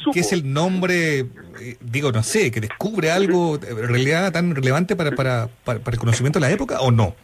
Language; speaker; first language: Spanish; native; Spanish